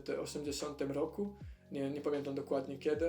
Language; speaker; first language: Polish; non-native, fluent; Italian